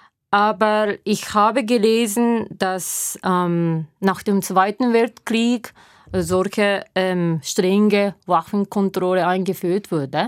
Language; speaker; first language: German; non-native, learner; Japanese